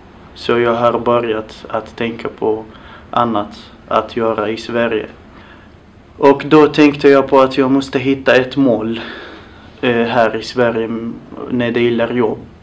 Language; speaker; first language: Swedish; non-native, fluent; Arabic